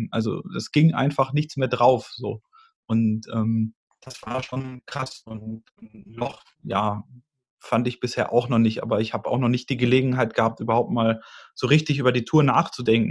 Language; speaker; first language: German; native; German